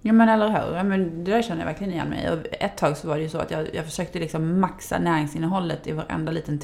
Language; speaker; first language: Swedish; native; Swedish